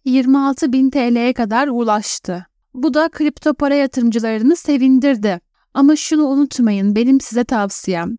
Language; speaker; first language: Turkish; native; Turkish